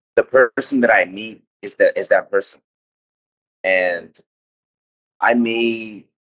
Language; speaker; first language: English; native; English